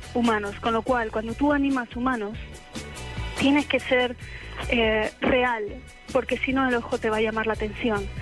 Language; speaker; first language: Spanish; native; Spanish